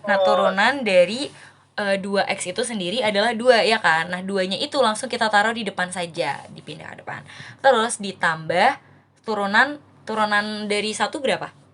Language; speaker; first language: Indonesian; native; Indonesian